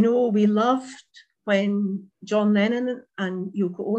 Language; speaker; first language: English; native; English